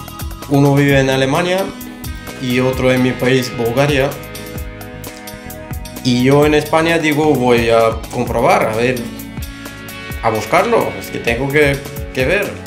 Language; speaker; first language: Spanish; non-native, fluent; Bulgarian